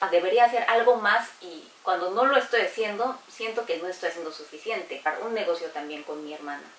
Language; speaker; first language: Spanish; non-native, fluent; Korean